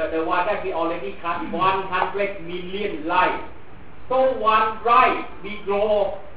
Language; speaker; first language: English; non-native, fluent; Thai